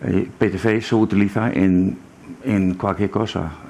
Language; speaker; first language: Spanish; non-native, fluent; German